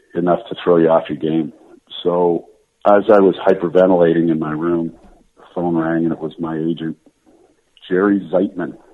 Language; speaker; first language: English; native; English